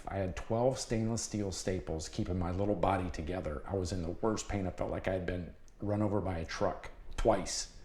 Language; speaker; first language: English; native; English